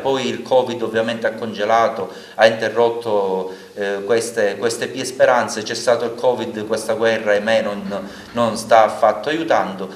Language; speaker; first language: Italian; native; Italian